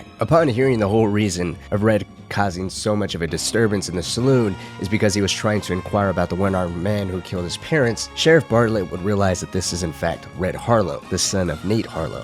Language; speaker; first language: English; native; English